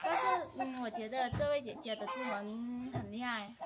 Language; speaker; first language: Chinese; non-native, learner; Vietnamese